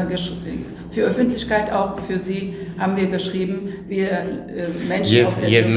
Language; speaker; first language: German; non-native, fluent; Turkish